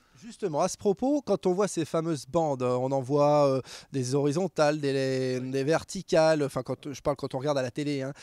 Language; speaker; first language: French; native; French